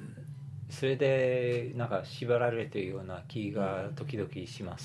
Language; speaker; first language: Japanese; non-native, fluent; English